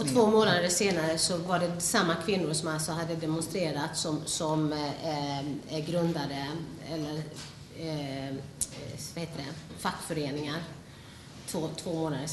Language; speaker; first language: Swedish; early bilingual, other home language; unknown